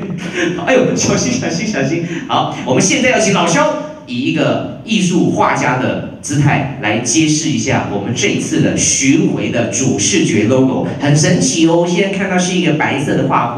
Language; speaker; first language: Chinese; native; Chinese